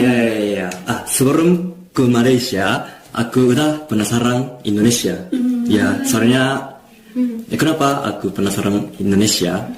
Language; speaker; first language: Indonesian; non-native, learner; Japanese